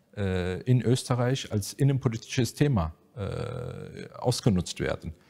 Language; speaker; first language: German; native; German